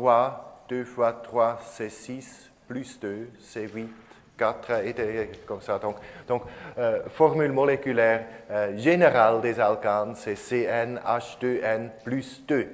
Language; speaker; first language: French; non-native, fluent; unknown